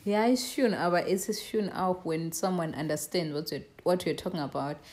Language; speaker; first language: German; non-native, learner; North Ndebele